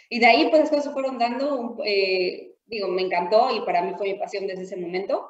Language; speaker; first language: Spanish; native; Spanish